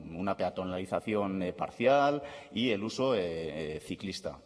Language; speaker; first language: Spanish; native; Spanish